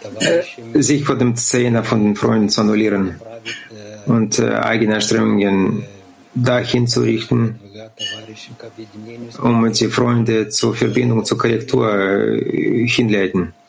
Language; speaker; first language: German; non-native, fluent; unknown